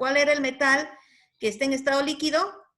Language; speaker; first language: Spanish; native; Spanish